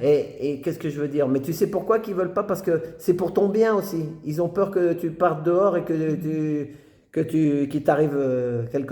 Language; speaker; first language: French; native; French